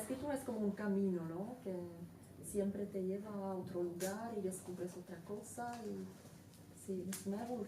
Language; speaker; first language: Spanish; non-native, fluent; Czech